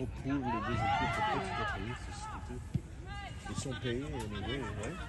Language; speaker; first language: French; non-native, fluent; English